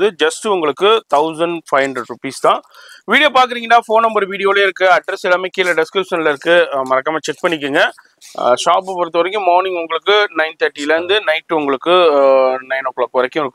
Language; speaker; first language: Tamil; native; Tamil